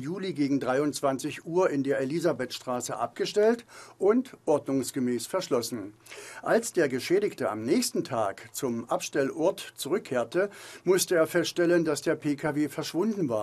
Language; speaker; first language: German; native; German